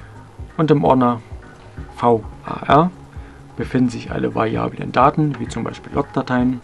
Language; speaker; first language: German; native; German